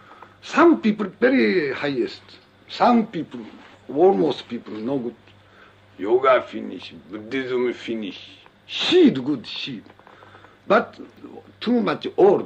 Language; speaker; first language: English; non-native, learner; Japanese